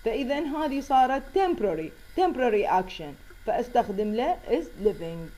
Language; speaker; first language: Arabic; native; Arabic